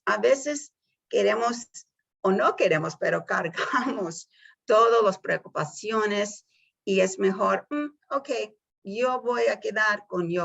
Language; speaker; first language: Spanish; early bilingual, heritage; Spanish